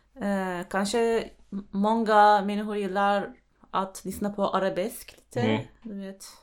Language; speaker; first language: Swedish; non-native, fluent; Turkish